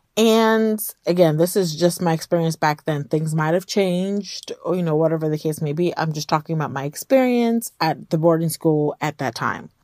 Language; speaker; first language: English; early bilingual, other home language; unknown